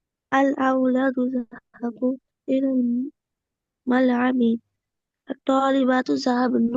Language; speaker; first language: Arabic; non-native, learner; Bangla